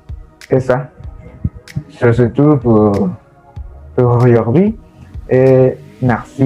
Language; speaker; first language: French; non-native, learner; Spanish